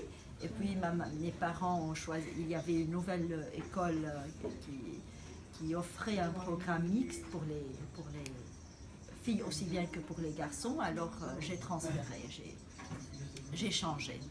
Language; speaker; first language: French; non-native, local second language; Arabic